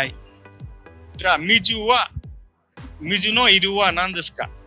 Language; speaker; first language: Japanese; non-native, fluent; Bangla